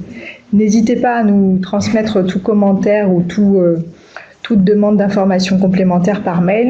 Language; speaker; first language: French; native; French